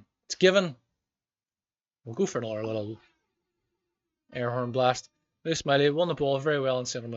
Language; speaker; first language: English; native; English